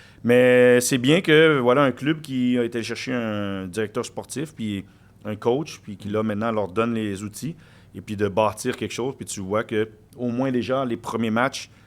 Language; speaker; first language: French; native; French